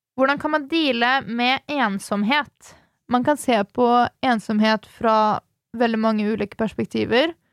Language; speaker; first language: Norwegian; early bilingual, other home language; Swedish